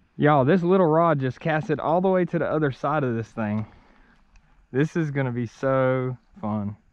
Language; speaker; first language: English; native; English